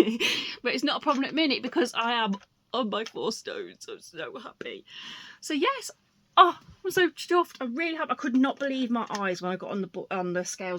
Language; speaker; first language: English; native; English